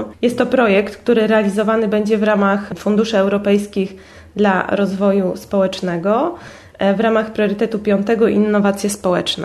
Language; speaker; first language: Polish; native; Polish